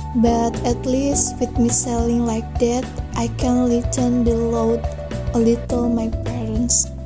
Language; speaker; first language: English; non-native, learner; Indonesian